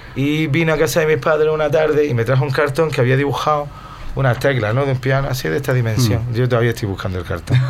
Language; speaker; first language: Spanish; native; Spanish